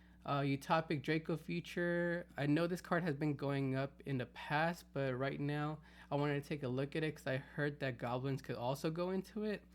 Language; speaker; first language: English; native; English